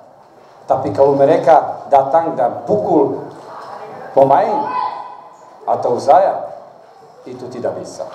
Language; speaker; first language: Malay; non-native, learner; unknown